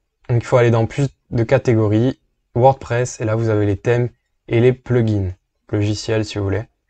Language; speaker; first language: French; native; French